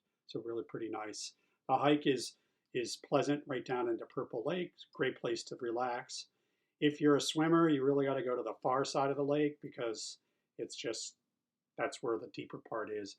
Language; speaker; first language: English; native; English